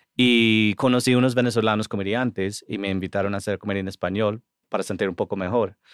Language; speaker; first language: Spanish; non-native, fluent; English